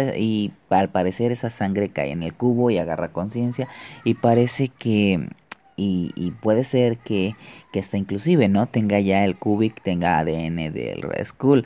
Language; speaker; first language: Spanish; native; Spanish